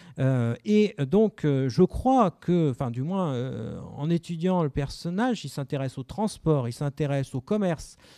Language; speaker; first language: French; native; French